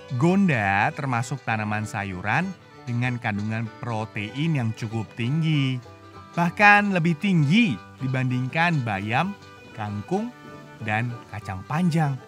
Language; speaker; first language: Indonesian; native; Indonesian